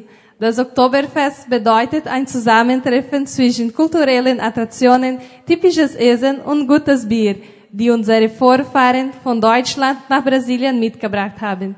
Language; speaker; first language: German; early bilingual, heritage; Portuguese